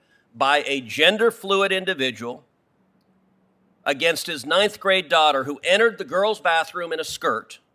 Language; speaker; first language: English; native; English